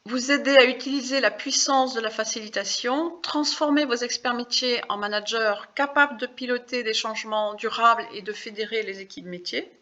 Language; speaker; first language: French; native; French